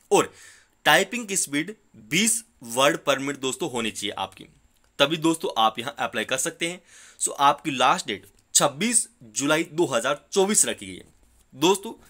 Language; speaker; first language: Hindi; native; Hindi